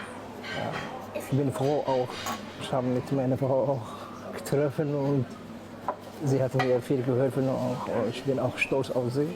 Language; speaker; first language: German; non-native, learner; Arabic